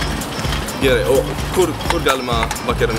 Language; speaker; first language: Lithuanian; non-native, learner; Swedish